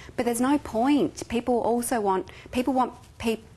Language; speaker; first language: English; native; English